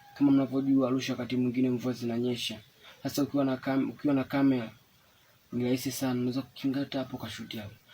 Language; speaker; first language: Swahili; native; Swahili